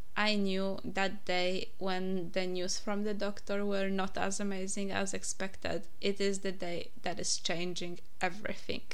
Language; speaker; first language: English; non-native, fluent; Polish